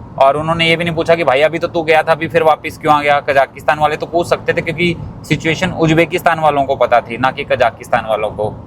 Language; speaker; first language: Hindi; native; Hindi